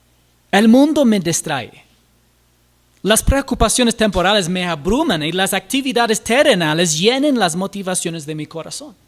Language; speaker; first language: Spanish; non-native, fluent; English